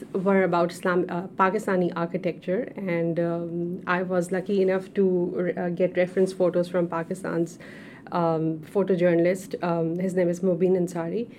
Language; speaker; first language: English; non-native, local second language; Urdu